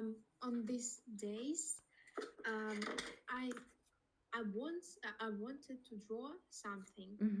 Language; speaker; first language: English; non-native, learner; Russian